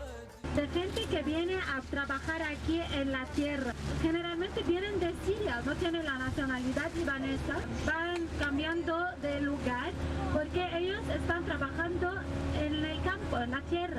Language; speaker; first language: Spanish; non-native, fluent; Arabic